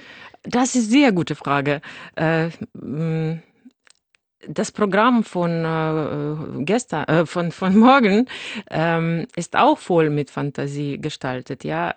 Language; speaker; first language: German; non-native, fluent; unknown